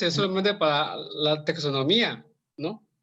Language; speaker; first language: Spanish; non-native, learner; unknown